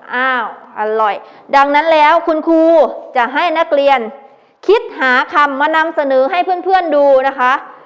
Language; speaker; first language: Thai; native; Thai